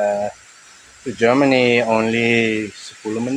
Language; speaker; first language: English; early bilingual, heritage; Dutch